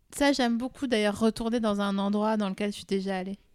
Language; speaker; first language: French; native; French